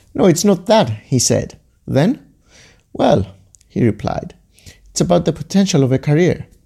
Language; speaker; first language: English; non-native, fluent; Greek